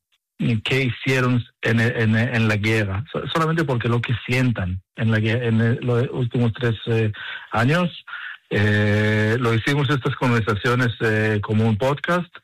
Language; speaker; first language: Spanish; non-native, fluent; Hebrew